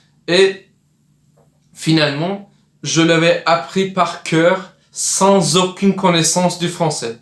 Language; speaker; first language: French; non-native, fluent; Turkish